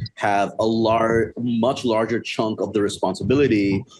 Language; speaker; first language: English; non-native, local second language; Bangla